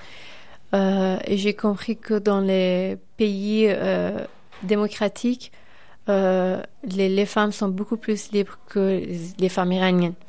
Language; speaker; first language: French; non-native, fluent; Persian